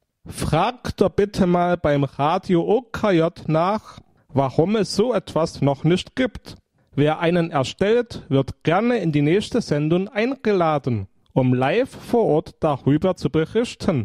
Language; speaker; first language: German; native; German